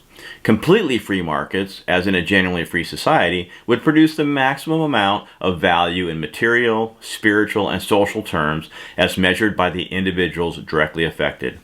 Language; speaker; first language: English; native; English